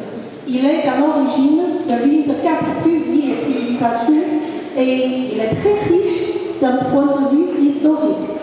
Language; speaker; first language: French; non-native, fluent; Chinese